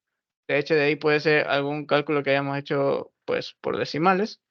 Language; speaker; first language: Spanish; native; Spanish